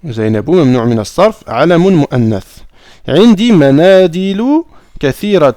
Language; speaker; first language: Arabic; non-native, fluent; French